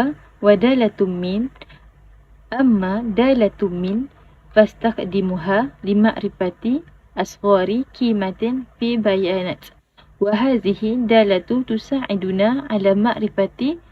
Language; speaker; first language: Arabic; non-native, learner; Malay